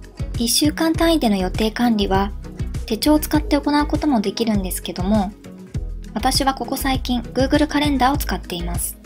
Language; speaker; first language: Japanese; native; Japanese